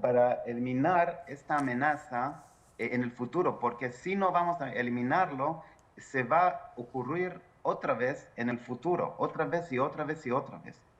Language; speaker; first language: Spanish; non-native, fluent; Hebrew